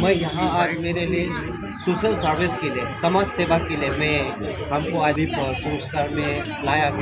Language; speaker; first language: Hindi; non-native, local second language; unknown